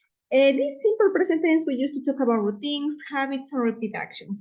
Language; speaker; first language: English; non-native, fluent; Spanish